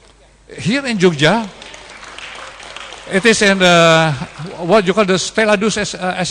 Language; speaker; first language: English; non-native, learner; Indonesian